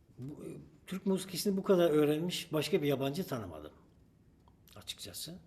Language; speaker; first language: Turkish; native; Turkish